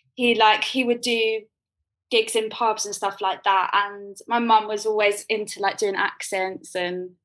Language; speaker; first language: English; native; English